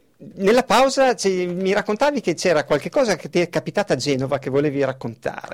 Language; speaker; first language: Italian; native; Italian